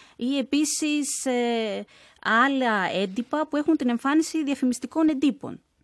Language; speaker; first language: Greek; native; Greek